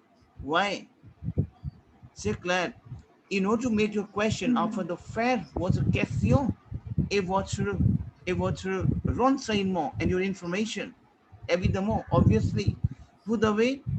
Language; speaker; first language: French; non-native, fluent; Hindi